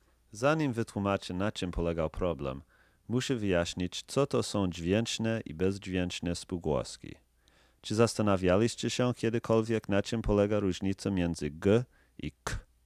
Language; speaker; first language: Polish; non-native, fluent; English